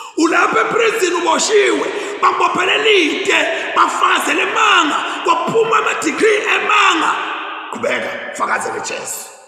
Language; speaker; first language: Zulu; non-native, local second language; Swati